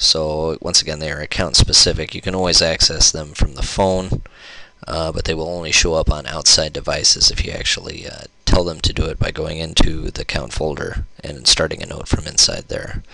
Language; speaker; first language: English; native; English